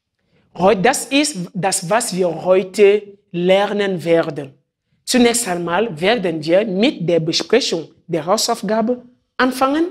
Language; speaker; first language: German; non-native, fluent; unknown